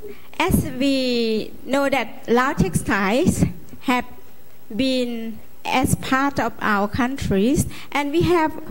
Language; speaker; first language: English; non-native, learner; Lao